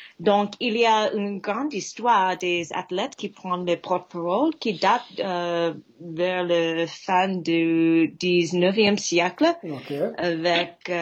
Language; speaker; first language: French; non-native, fluent; English